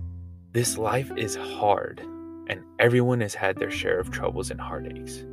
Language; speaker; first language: English; native; English